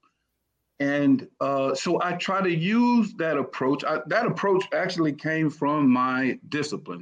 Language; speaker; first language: English; native; English